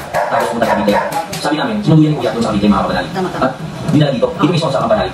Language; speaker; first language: Filipino; native; Filipino